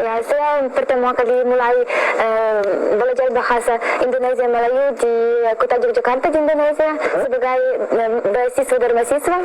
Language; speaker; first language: Indonesian; non-native, learner; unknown